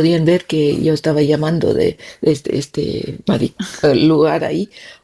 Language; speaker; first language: Spanish; non-native, learner; Danish